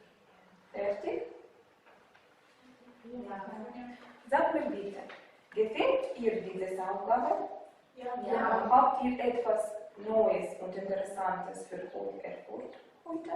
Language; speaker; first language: German; non-native, fluent; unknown